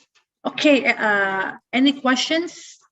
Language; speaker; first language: English; non-native, fluent; Indonesian